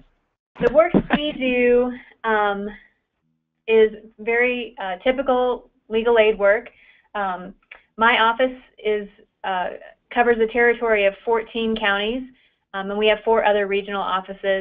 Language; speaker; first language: English; native; English